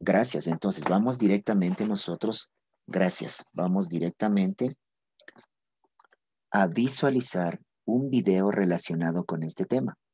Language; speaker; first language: Spanish; native; Spanish